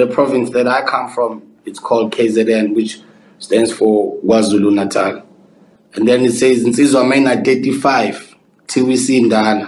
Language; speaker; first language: English; non-native, local second language; Zulu